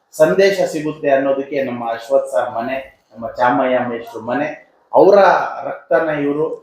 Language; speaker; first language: Kannada; non-native, local second language; Urdu